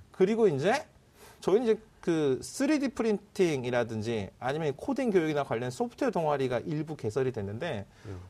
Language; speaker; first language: Korean; native; Korean